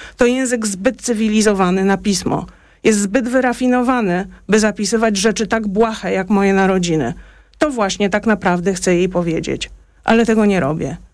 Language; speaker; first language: Polish; native; Polish